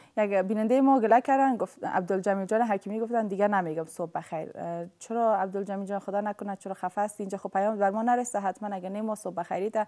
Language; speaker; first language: Persian; native; Persian